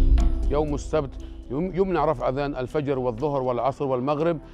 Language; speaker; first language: Arabic; native; Arabic